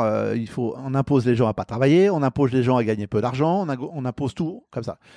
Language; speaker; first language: French; native; French